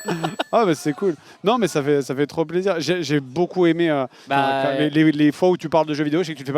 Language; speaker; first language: French; native; French